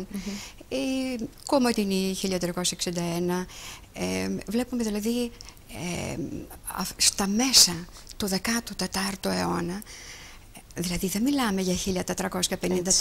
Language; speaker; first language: Greek; native; Greek